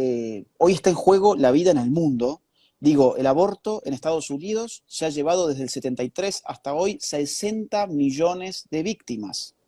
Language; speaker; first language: Spanish; native; Spanish